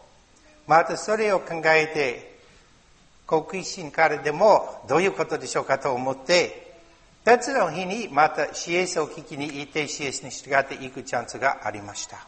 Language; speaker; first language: Japanese; non-native, learner; English